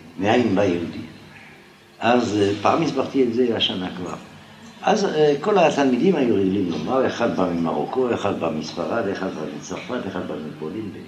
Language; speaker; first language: Hebrew; non-native, fluent; French